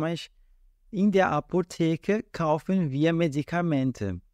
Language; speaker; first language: German; non-native, fluent; Portuguese